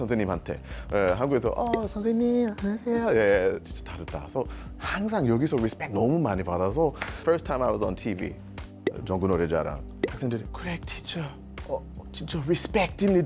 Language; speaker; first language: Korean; non-native, learner; English